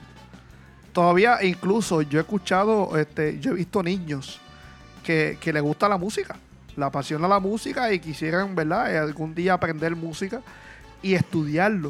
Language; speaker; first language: Spanish; native; Spanish